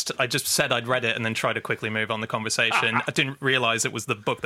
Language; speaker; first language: English; native; English